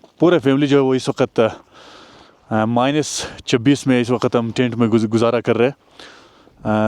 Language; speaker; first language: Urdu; non-native, local second language; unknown